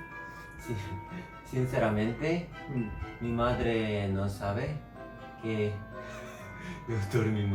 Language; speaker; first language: Spanish; non-native, learner; Korean